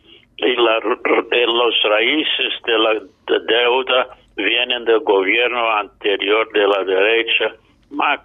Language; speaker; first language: Spanish; non-native, fluent; English